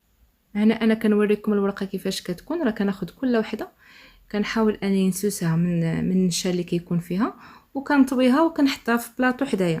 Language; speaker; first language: Arabic; native; Arabic